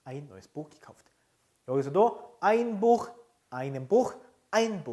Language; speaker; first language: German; non-native, fluent; Korean